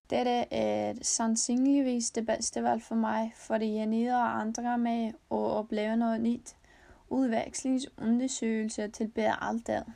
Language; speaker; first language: Danish; non-native, learner; Icelandic